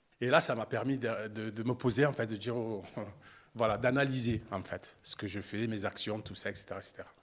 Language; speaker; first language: French; native; French